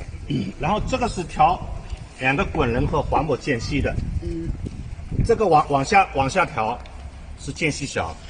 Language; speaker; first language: Chinese; native; Chinese